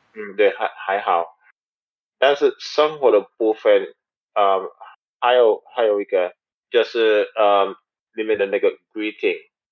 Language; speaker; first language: Chinese; non-native, learner; English